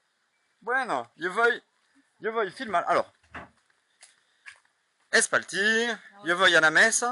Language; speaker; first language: Spanish; non-native, learner; French